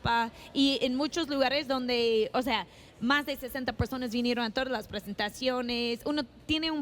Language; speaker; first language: Spanish; non-native, fluent; English